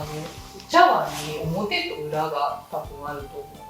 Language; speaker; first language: Japanese; native; Japanese